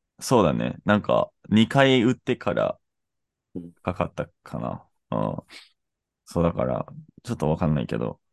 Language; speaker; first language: Japanese; non-native, fluent; English